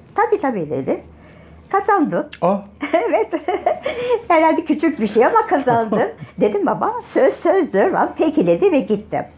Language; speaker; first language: Turkish; native; Turkish